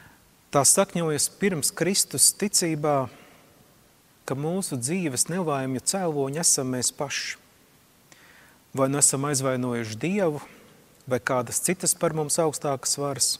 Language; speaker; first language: Latvian; native; Latvian